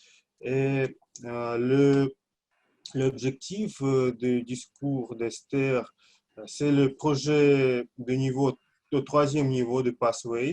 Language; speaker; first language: French; non-native, fluent; Russian